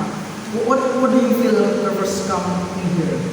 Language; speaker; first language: English; non-native, learner; Indonesian